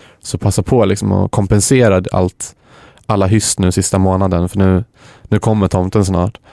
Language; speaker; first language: Swedish; early bilingual, other home language; Arabic